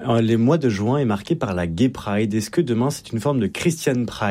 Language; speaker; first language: French; native; French